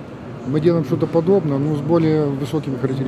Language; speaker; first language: Russian; native; Russian